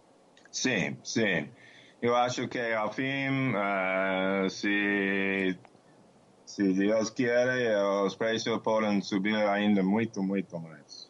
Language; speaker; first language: Portuguese; non-native, fluent; English